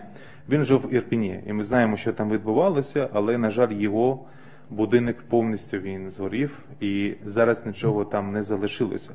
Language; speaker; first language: Ukrainian; non-native, fluent; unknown